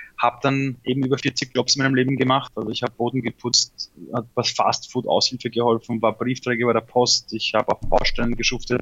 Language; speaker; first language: German; early bilingual, other home language; Persian